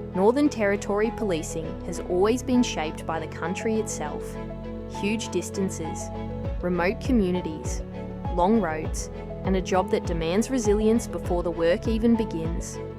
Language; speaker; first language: English; native; English